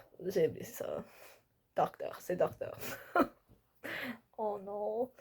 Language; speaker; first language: French; non-native, learner; English